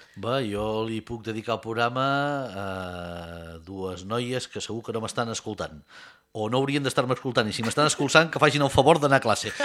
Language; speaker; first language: Catalan; native; Catalan